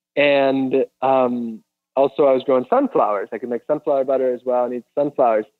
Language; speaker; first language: English; native; English